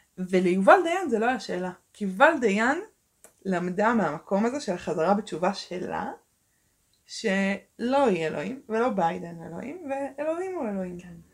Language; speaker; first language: Hebrew; early bilingual, other home language; Russian